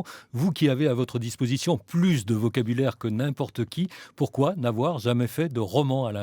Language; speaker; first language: French; native; French